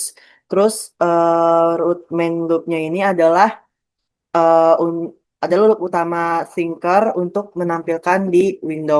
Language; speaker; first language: Indonesian; native; Indonesian